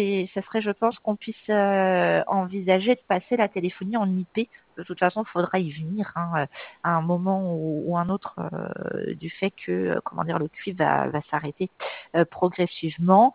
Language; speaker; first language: French; native; French